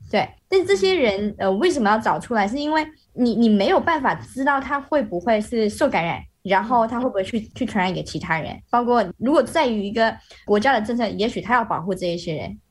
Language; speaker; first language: Chinese; native; Chinese